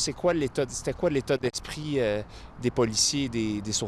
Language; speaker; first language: French; native; French